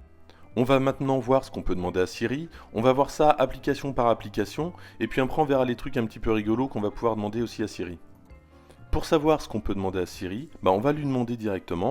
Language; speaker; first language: French; native; French